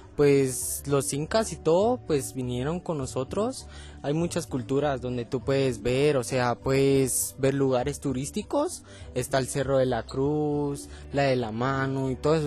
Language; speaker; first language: Spanish; native; Spanish